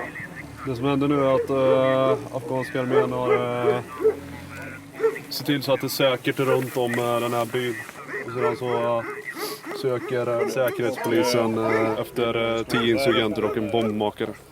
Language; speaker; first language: Swedish; native; Swedish